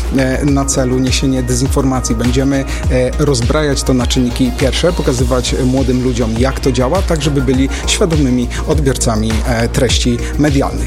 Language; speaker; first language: Polish; native; Polish